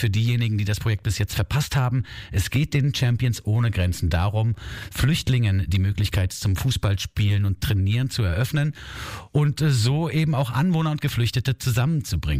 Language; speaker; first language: German; native; German